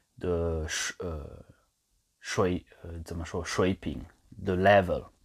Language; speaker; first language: Chinese; non-native, learner; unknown